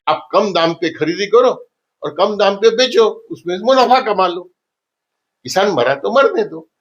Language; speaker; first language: Hindi; non-native, local second language; Marathi